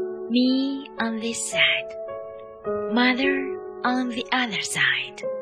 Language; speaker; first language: English; non-native, fluent; Chinese